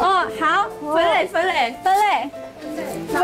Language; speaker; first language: Chinese; native; Chinese